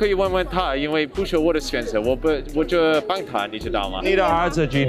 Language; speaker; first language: Chinese; non-native, learner; English